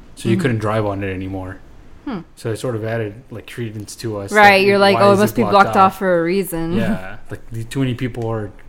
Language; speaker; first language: English; native; English